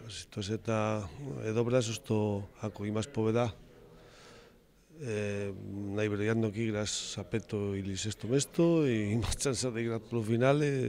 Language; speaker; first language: Macedonian; non-native, learner; Spanish